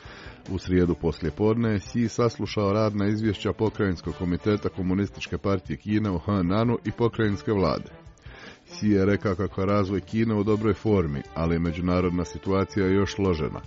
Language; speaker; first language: Serbian; native; Serbian